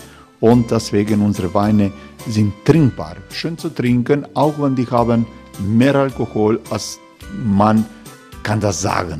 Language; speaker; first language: German; non-native, fluent; Croatian